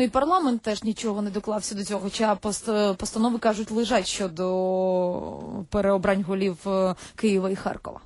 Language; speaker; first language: Ukrainian; native; Ukrainian